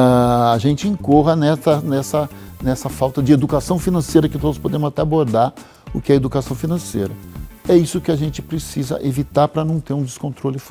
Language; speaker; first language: Portuguese; native; Portuguese